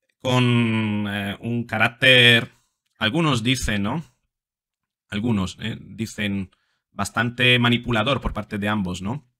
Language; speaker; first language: Spanish; non-native, fluent; Italian